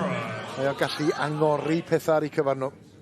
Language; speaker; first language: Welsh; native; Welsh